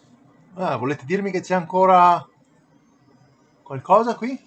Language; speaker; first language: Italian; native; Italian